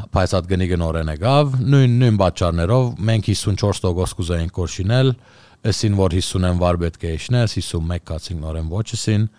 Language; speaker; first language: Armenian; early bilingual, heritage; Armenian